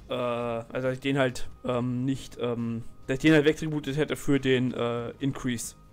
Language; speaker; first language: German; native; German